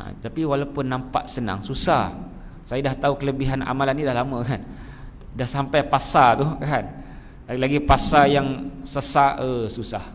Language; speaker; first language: Malay; native; Malay